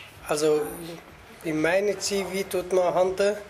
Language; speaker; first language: German; non-native, fluent; Kurdish